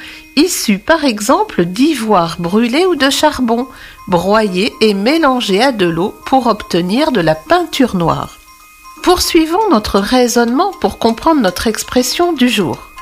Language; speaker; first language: French; native; French